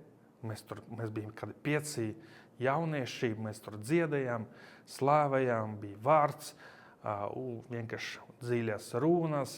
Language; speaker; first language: Latvian; non-native, local second language; Russian